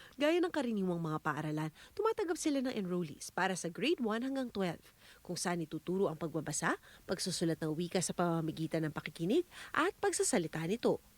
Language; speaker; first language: Filipino; native; Filipino